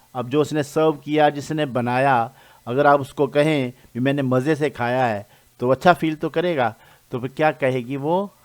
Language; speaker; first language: Urdu; non-native, local second language; Punjabi